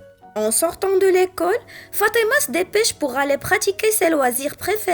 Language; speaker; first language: French; non-native, local second language; Arabic